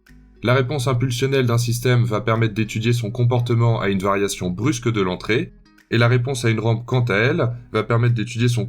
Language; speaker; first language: French; native; French